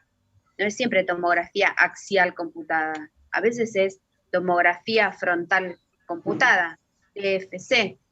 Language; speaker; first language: Spanish; native; Spanish